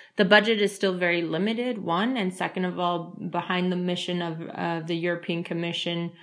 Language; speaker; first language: English; native; English